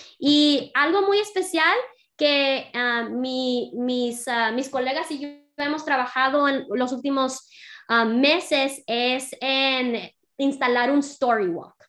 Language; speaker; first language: Spanish; early bilingual, heritage; Spanish